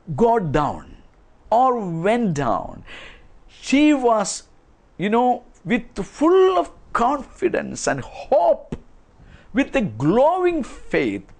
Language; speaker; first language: English; non-native, local second language; Kannada